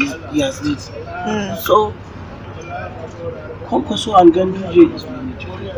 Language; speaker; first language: English; non-native, local second language; Hausa